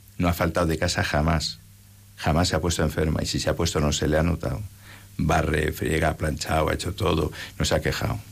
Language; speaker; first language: Spanish; native; Spanish